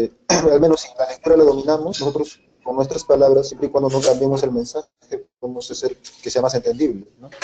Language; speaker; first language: Spanish; native; Spanish